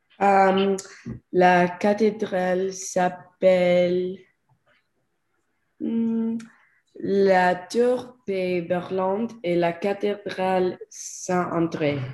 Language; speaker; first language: French; non-native, learner; English